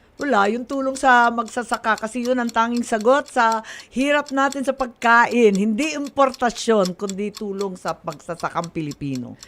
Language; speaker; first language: Filipino; native; Filipino